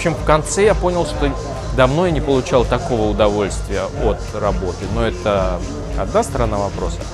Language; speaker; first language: Russian; native; Russian